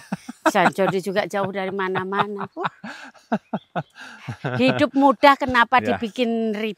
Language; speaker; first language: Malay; non-native, local second language; Javanese